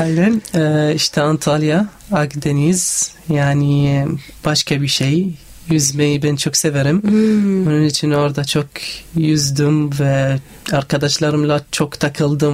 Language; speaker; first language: Turkish; non-native, fluent; Arabic